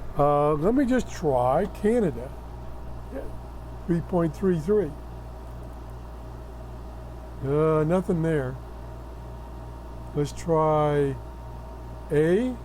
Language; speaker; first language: English; native; English